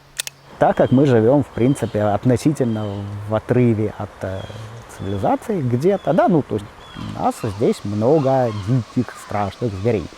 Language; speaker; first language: Russian; native; Russian